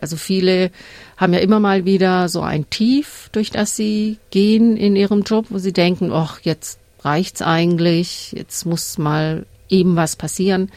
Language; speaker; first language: German; native; German